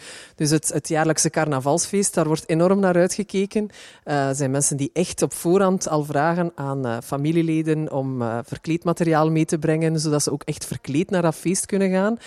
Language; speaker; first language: Dutch; native; Dutch